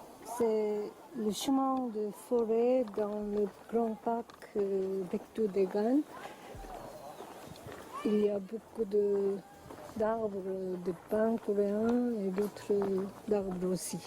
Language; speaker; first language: French; non-native, learner; Korean